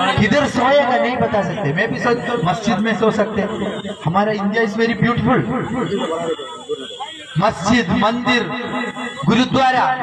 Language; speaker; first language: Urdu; non-native, local second language; Malayalam